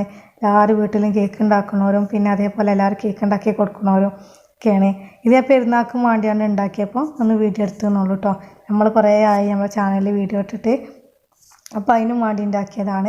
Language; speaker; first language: Malayalam; native; Malayalam